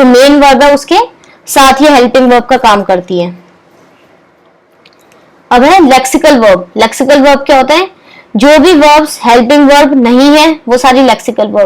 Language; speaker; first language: Hindi; native; Hindi